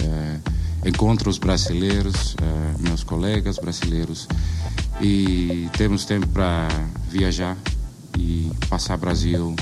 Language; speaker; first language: Portuguese; non-native, learner; Dutch